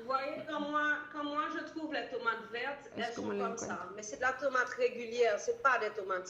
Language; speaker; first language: French; native; French